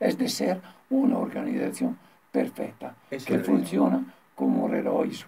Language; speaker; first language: Spanish; non-native, learner; Italian